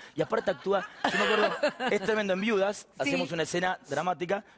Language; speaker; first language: Spanish; native; Spanish